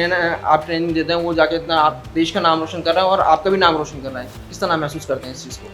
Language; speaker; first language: Hindi; native; Hindi